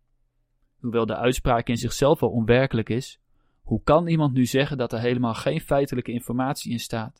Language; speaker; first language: Dutch; native; Dutch